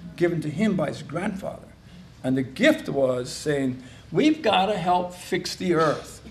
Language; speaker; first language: English; native; English